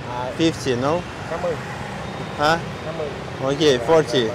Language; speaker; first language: English; non-native, learner; Russian